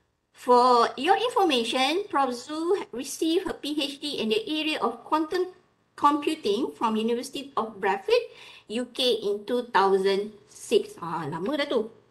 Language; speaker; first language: English; non-native, local second language; Malay